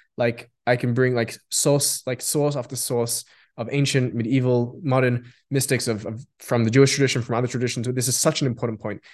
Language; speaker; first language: English; non-native, local second language; Yiddish